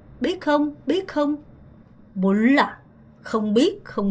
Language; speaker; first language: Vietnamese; non-native, fluent; Korean